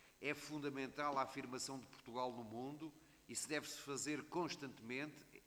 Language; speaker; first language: Portuguese; native; Portuguese